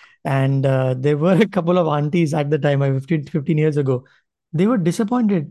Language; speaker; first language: English; non-native, local second language; Marathi